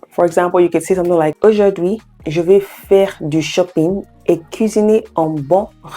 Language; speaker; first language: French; non-native, fluent; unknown